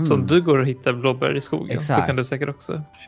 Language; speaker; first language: Swedish; native; Swedish